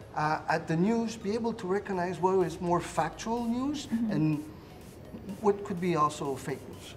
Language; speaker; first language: English; non-native, fluent; Spanish